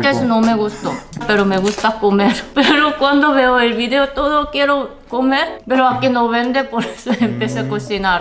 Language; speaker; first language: Spanish; non-native, fluent; Korean